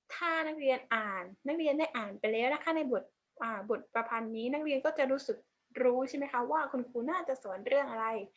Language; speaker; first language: Thai; native; Thai